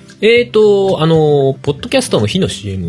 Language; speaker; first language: Japanese; native; Japanese